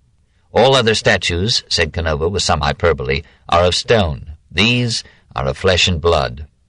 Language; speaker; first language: English; native; English